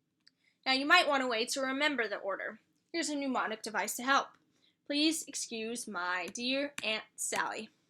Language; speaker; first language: English; native; English